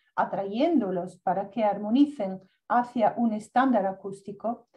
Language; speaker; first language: Spanish; non-native, learner; Italian